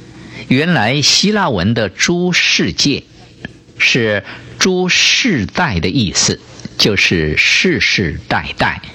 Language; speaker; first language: Chinese; native; Chinese